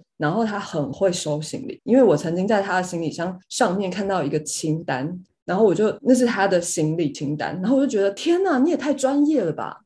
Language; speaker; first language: Chinese; native; Chinese